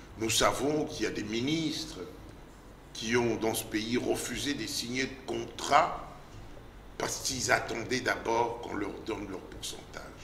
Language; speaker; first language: French; non-native, local second language; Lingala